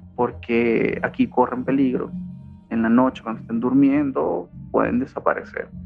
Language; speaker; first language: Spanish; native; Spanish